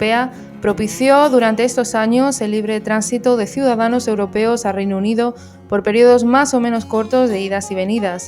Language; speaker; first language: Spanish; native; Spanish